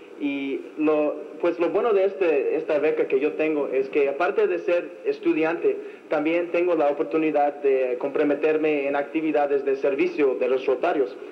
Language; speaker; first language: Spanish; non-native, fluent; English